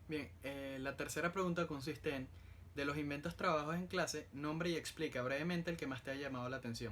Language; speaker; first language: Spanish; native; Spanish